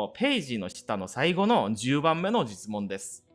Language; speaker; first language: Japanese; non-native, learner; Korean